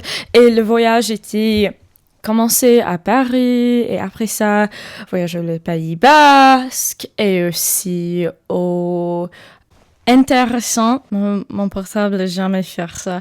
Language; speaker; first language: French; non-native, learner; English